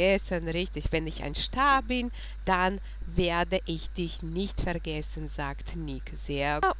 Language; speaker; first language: German; non-native, fluent; Russian